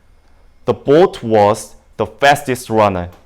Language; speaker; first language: English; non-native, learner; Indonesian